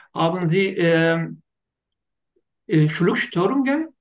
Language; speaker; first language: German; non-native, learner; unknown